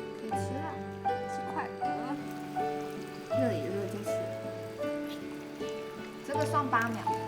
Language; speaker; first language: Chinese; non-native, local second language; Cantonese